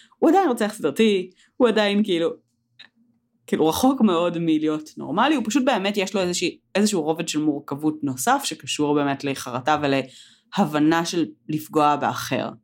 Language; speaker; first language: Hebrew; native; Hebrew